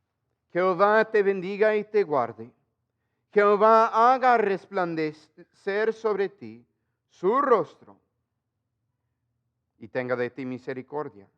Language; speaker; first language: Spanish; non-native, fluent; English